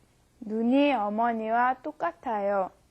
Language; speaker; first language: Korean; non-native, learner; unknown